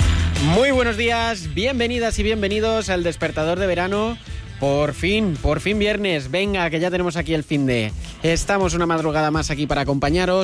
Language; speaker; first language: Spanish; native; Spanish